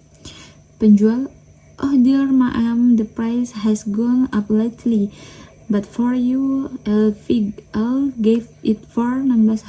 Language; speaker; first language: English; non-native, learner; Indonesian